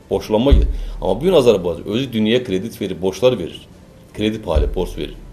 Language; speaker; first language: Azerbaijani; native; Azerbaijani